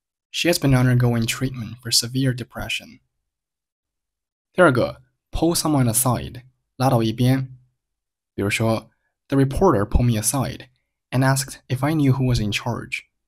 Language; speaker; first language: English; non-native, fluent; Chinese